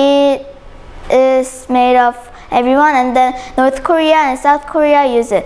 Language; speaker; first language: English; non-native, learner; Korean